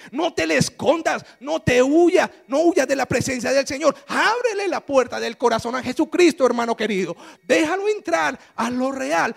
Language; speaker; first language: Spanish; native; Spanish